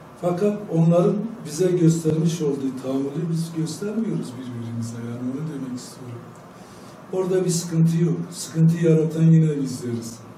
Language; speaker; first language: Turkish; non-native, local second language; Kurdish